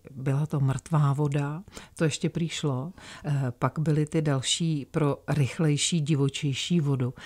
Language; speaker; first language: Czech; native; Czech